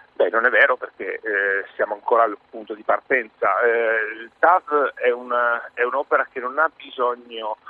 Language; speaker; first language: Italian; native; Italian